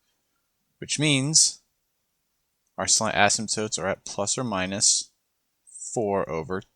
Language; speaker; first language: English; native; English